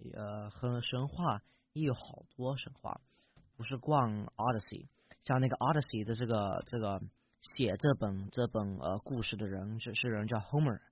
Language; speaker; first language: Chinese; early bilingual, heritage; English